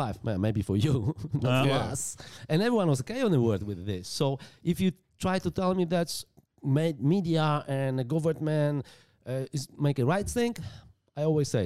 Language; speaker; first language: English; non-native, learner; Polish